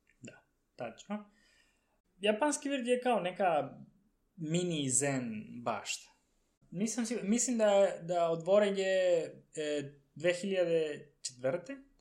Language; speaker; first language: Serbian; non-native, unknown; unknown